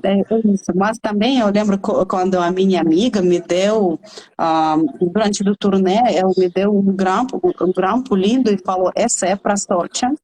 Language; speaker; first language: Portuguese; non-native, fluent; Russian